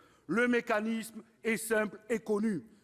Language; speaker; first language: French; native; French